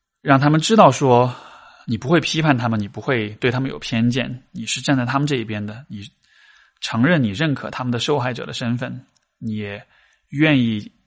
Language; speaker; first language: Chinese; native; Chinese